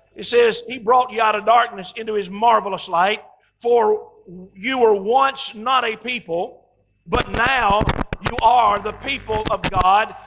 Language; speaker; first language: English; native; English